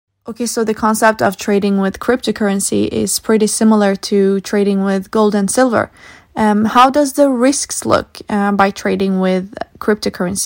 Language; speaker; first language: English; non-native, fluent; Swedish